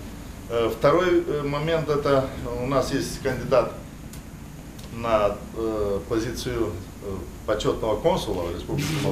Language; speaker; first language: Russian; non-native, local second language; Romanian